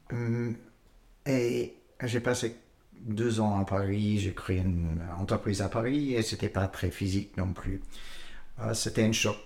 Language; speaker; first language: French; non-native, learner; English